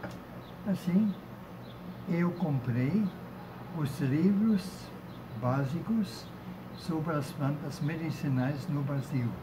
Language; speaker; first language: Portuguese; non-native, fluent; German